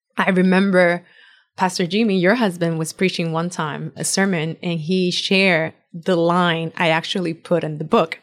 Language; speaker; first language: English; non-native, fluent; Spanish